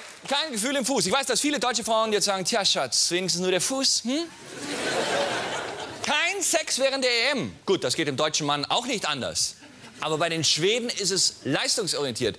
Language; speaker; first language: German; native; German